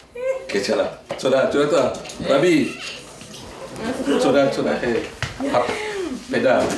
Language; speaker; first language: Korean; non-native, learner; French